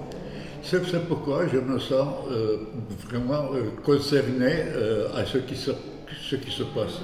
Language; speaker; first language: French; non-native, fluent; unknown